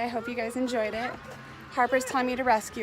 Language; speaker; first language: English; native; English